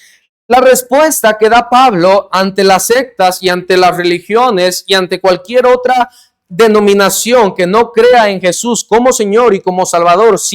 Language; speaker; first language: Spanish; native; Spanish